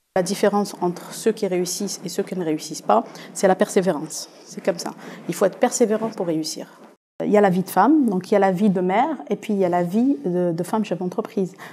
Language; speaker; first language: French; non-native, local second language; Arabic